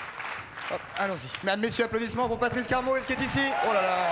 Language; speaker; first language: French; native; French